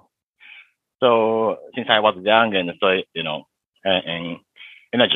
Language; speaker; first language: English; non-native, fluent; Japanese